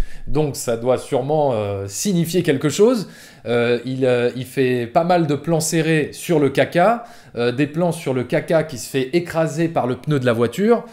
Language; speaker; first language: French; native; French